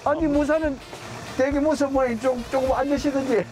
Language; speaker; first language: Korean; native; Korean